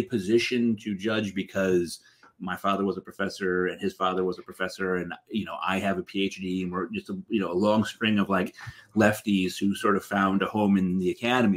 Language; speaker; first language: English; native; English